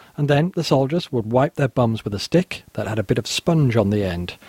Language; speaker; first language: English; native; English